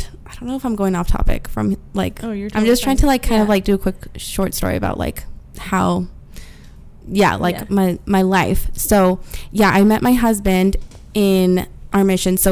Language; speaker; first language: English; early bilingual, other home language; Spanish